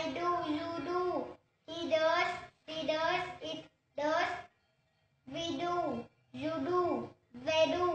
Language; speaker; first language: English; non-native, learner; Thai